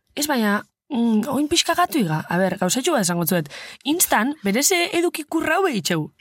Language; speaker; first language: Basque; native; Basque